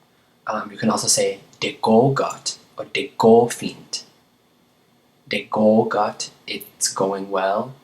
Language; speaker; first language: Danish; non-native, learner; English